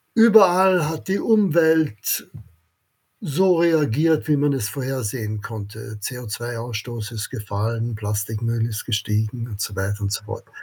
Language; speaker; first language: German; non-native, local second language; English